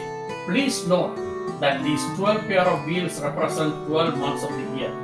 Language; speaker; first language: English; non-native, local second language; Tamil